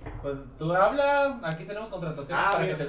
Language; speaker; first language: Spanish; native; Spanish